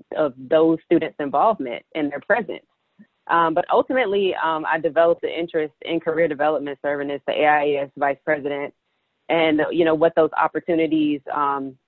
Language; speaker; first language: English; native; English